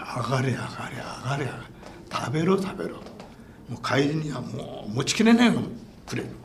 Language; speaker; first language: Japanese; non-native, fluent; English